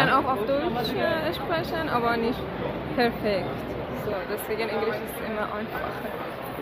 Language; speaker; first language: German; non-native, learner; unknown